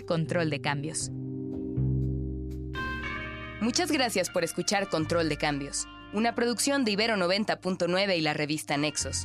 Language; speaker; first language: Spanish; native; Spanish